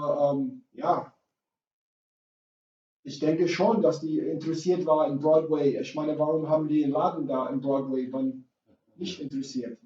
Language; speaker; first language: German; non-native, fluent; English